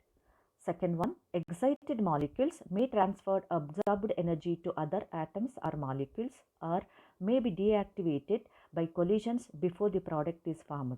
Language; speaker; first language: English; non-native, local second language; Kannada